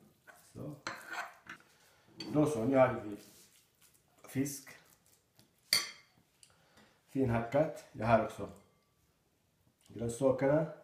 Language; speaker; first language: Swedish; non-native, learner; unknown